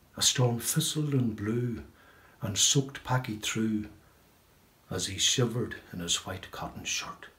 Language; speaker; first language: English; native; English